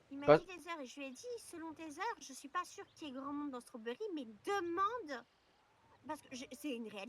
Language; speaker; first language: French; native; French